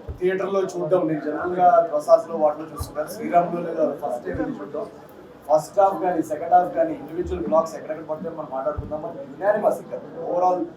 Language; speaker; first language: Telugu; native; Telugu